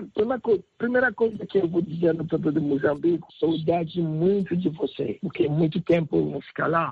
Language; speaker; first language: Portuguese; non-native, learner; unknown